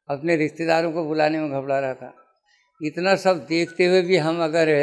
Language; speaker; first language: Hindi; native; Hindi